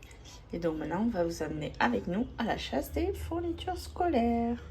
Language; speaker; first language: French; native; French